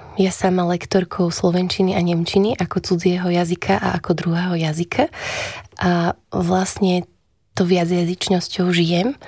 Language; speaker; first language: Slovak; native; Slovak